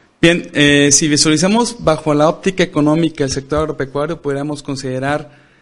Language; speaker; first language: Spanish; native; Spanish